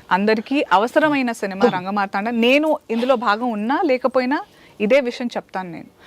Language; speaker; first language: Telugu; native; Telugu